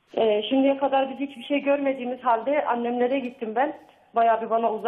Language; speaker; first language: Turkish; native; Turkish